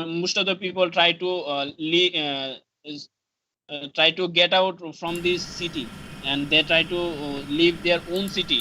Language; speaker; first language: English; non-native, learner; Bangla